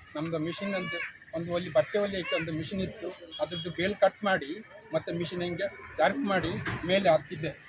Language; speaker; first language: Kannada; non-native, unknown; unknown